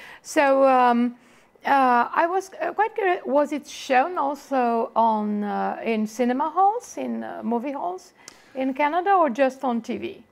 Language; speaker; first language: English; non-native, fluent; Romanian